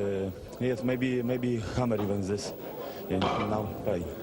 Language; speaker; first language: English; non-native, learner; Polish